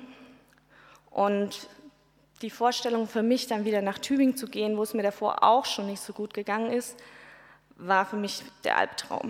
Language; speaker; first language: German; native; German